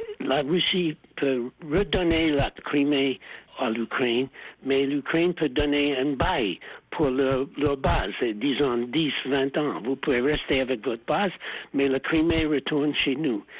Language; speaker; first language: French; non-native, fluent; English